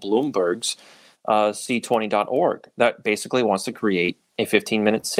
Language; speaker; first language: English; native; English